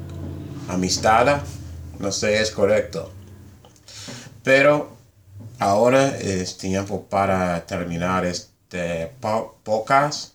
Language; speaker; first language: Spanish; non-native, learner; English